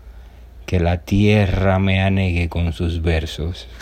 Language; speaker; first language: Spanish; native; Spanish